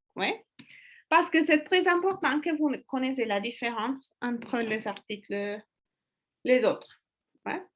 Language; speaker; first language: French; non-native, fluent; Spanish